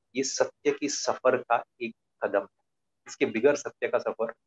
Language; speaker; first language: Hindi; non-native, local second language; Marathi